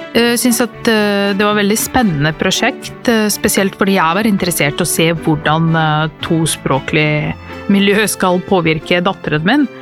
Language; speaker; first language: Norwegian; non-native, fluent; Serbian